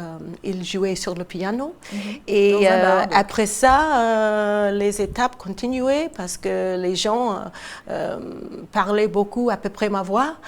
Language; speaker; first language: French; non-native, learner; English